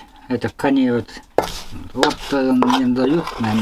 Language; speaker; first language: Russian; non-native, local second language; Yakut